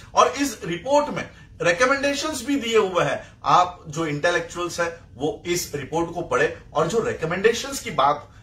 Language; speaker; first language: Hindi; non-native, local second language; Marathi